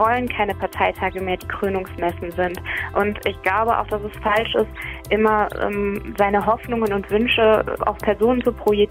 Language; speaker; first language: German; native; German